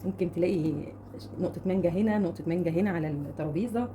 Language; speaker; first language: Arabic; native; Arabic